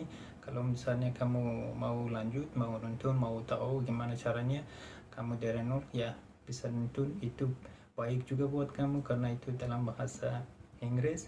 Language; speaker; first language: Indonesian; non-native, fluent; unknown